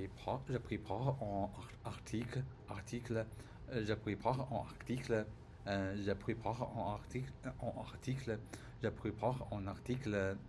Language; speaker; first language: French; non-native, learner; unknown